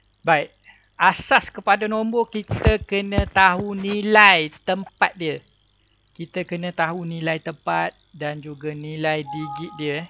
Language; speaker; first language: Malay; native; Malay